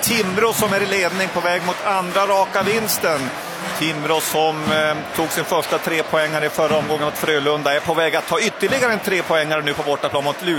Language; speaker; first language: Swedish; native; Swedish